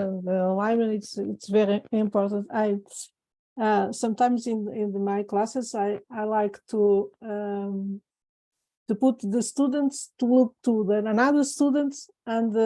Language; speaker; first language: English; non-native, fluent; Portuguese